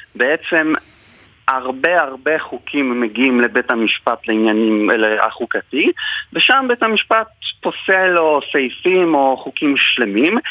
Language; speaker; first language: Hebrew; non-native, fluent; Polish